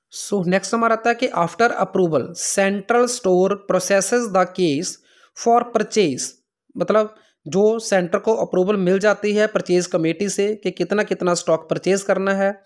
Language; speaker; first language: Hindi; non-native, local second language; Punjabi